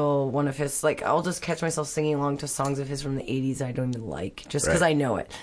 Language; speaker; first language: English; native; English